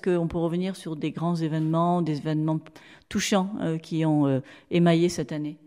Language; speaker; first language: French; native; French